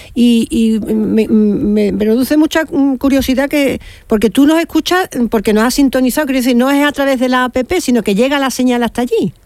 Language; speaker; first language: Spanish; native; Spanish